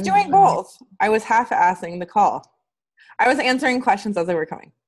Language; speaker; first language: English; native; English